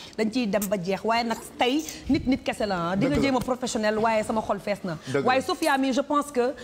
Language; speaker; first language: Wolof; native; Wolof